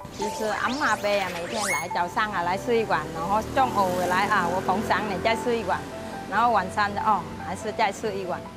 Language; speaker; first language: Chinese; non-native, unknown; Vietnamese